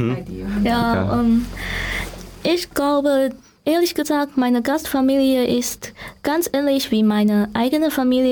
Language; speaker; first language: German; non-native, learner; Chinese